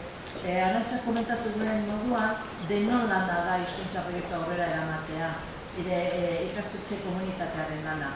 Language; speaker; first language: Basque; native; Basque